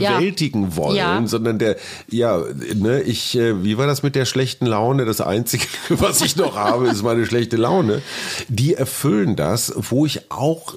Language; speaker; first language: German; native; German